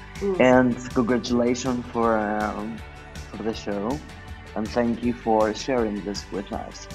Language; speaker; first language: English; non-native, fluent; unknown